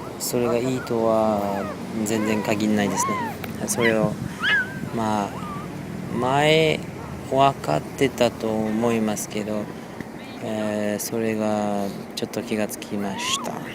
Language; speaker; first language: Japanese; non-native, fluent; French